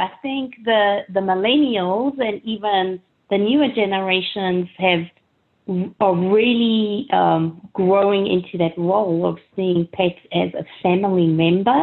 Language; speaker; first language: English; native; English